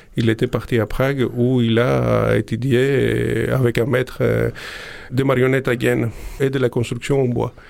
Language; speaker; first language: French; non-native, fluent; Greek